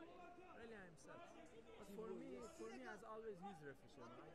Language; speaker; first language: English; non-native, learner; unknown